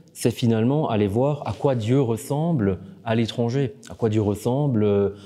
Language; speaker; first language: French; native; French